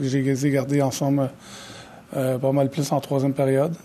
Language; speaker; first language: French; native; French